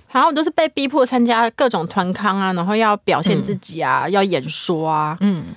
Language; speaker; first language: Chinese; native; Chinese